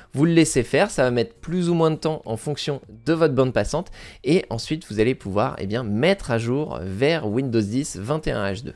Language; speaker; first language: French; native; French